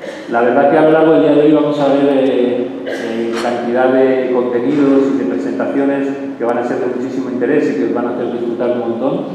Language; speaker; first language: Spanish; native; Spanish